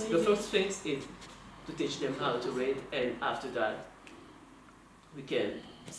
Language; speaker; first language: English; non-native, learner; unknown